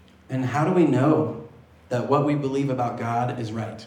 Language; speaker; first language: English; native; English